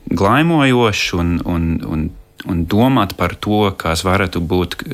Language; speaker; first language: Latvian; non-native, fluent; English